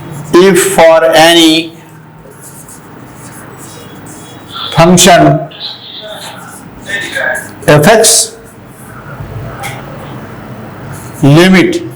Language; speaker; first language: English; non-native, local second language; Hindi